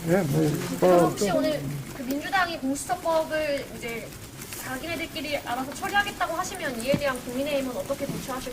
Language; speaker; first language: Korean; native; Korean